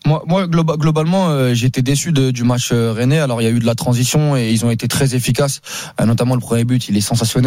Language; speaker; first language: French; native; French